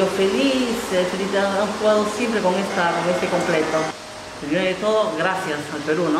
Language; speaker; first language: Spanish; native; Spanish